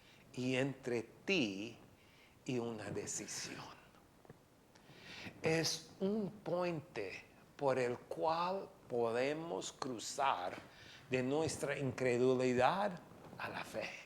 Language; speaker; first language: Spanish; non-native, fluent; English